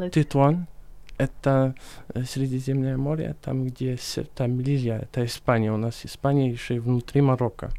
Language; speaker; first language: Russian; non-native, fluent; Arabic